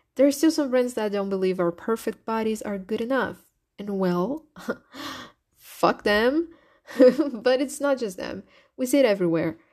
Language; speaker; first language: English; non-native, fluent; Portuguese